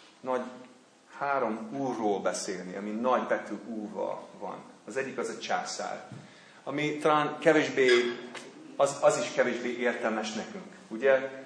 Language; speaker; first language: Hungarian; non-native, learner; English